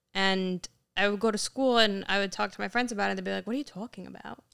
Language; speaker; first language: English; native; English